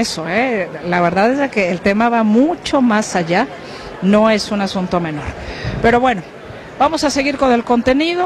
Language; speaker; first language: Spanish; native; Spanish